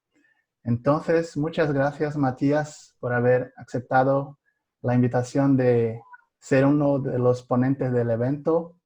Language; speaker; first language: Spanish; non-native, fluent; Portuguese